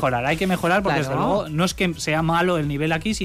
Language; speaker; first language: Spanish; native; Spanish